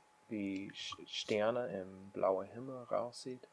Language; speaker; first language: German; non-native, learner; English